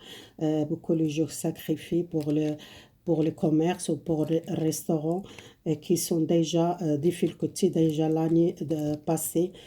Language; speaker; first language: French; non-native, fluent; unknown